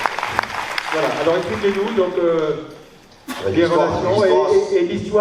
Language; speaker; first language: French; native; French